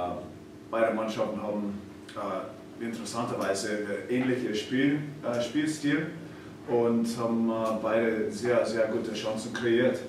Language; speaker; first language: German; non-native, fluent; English